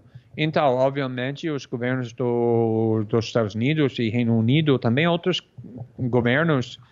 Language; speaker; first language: Portuguese; non-native, fluent; English